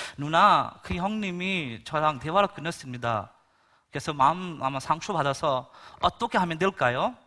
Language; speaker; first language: Korean; non-native, fluent; Bangla